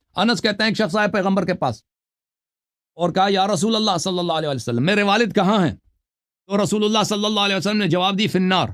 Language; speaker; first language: Urdu; non-native, fluent; Persian